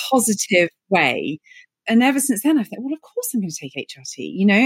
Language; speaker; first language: English; native; English